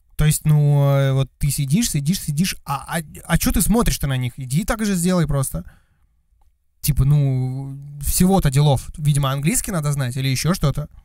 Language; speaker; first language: Russian; native; Russian